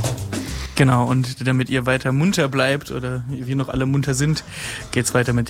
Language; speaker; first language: German; native; German